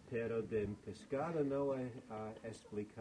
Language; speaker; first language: Spanish; non-native, fluent; English